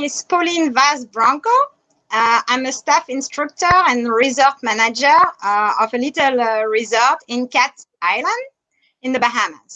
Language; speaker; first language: English; non-native, fluent; French